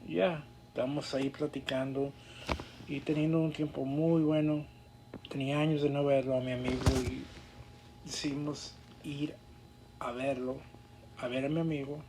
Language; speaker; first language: Spanish; early bilingual, other home language; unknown